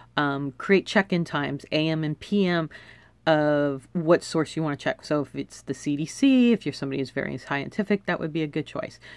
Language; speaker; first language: English; native; English